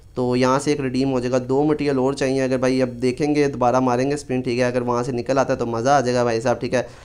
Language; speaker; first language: Hindi; native; Hindi